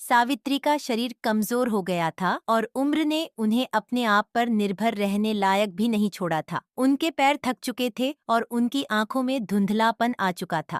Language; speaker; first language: Hindi; native; Hindi